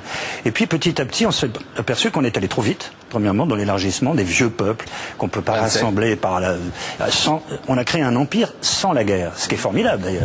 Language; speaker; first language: French; native; French